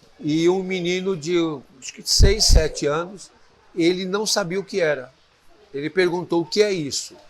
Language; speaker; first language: Portuguese; native; Portuguese